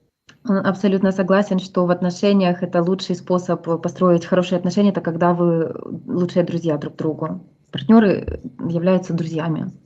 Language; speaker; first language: Russian; native; Russian